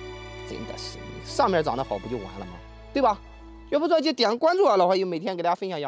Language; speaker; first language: Chinese; native; Chinese